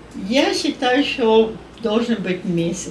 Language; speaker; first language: Russian; non-native, learner; Spanish